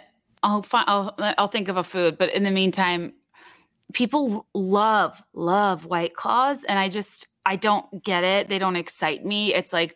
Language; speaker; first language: English; native; English